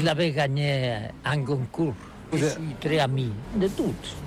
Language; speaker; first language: French; non-native, learner; Catalan